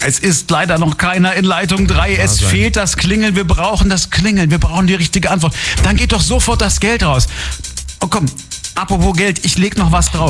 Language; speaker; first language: German; native; German